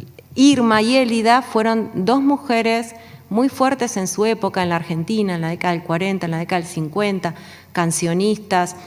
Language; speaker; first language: Spanish; native; Spanish